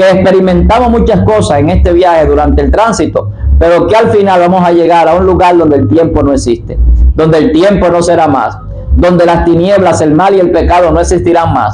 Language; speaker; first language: Spanish; native; Spanish